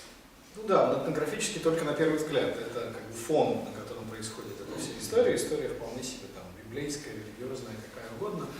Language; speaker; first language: Russian; native; Russian